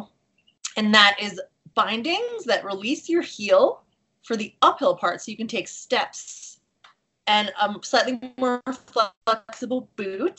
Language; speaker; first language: English; native; English